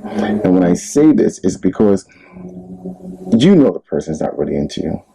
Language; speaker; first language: English; native; English